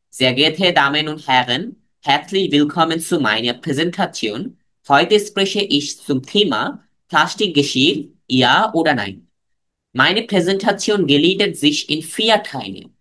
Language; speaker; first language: German; non-native, fluent; Bangla